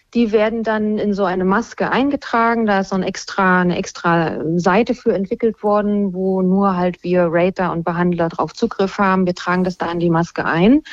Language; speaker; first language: German; non-native, fluent; Spanish